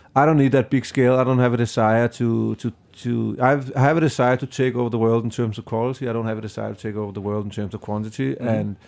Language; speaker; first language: English; non-native, fluent; Danish